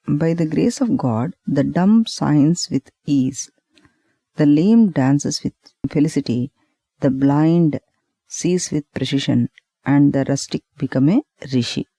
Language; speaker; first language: English; non-native, local second language; Telugu